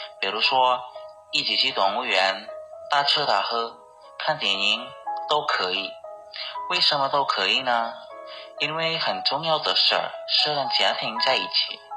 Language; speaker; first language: Chinese; non-native, learner; Indonesian